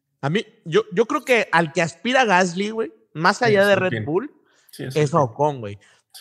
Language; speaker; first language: Spanish; native; Spanish